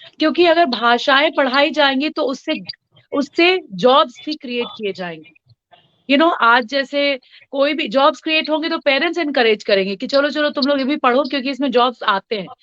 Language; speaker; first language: Hindi; non-native, local second language; Bhojpuri